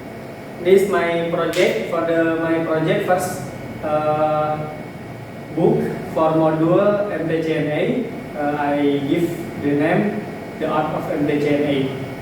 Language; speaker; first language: English; non-native, learner; Indonesian